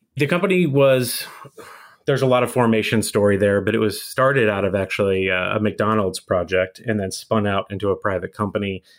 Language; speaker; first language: English; native; English